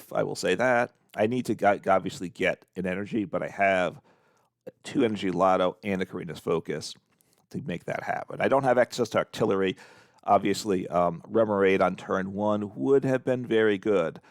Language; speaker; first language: English; native; English